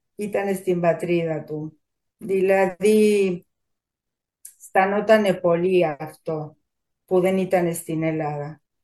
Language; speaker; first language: Greek; early bilingual, heritage; Spanish